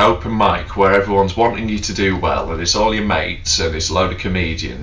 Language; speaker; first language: English; native; English